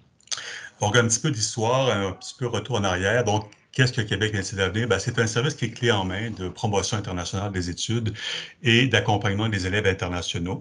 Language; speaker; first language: French; native; French